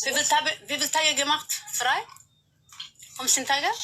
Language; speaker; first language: German; non-native, learner; Arabic